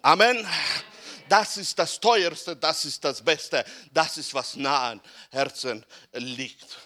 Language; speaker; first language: German; non-native, fluent; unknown